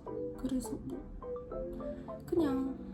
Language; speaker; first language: Korean; non-native, learner; French